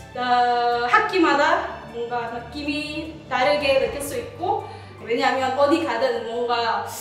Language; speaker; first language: Korean; non-native, fluent; Indonesian